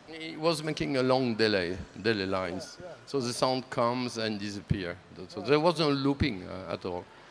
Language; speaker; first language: English; non-native, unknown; French